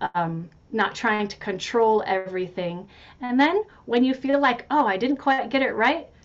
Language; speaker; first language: English; native; English